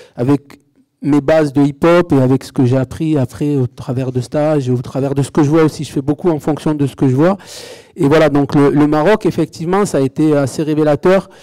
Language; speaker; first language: French; native; French